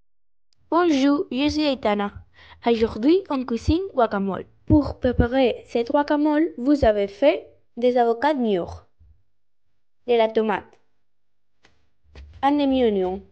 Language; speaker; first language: French; non-native, learner; Spanish